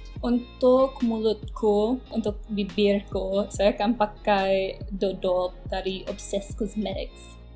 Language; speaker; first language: Malay; non-native, local second language; English